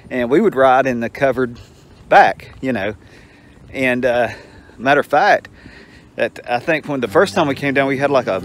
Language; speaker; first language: English; native; English